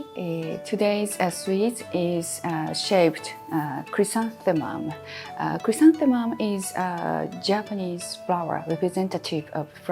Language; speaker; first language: English; non-native, fluent; Japanese